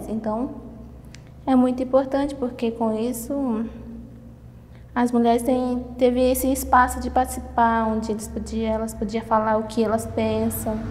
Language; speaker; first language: Portuguese; non-native, local second language; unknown